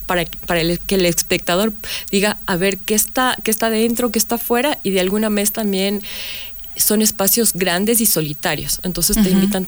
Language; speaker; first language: Spanish; native; Spanish